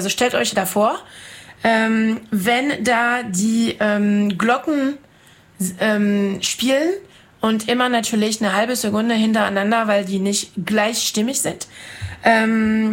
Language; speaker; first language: German; non-native, fluent; French